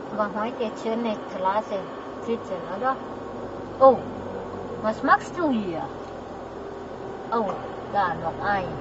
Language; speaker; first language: German; non-native, learner; Thai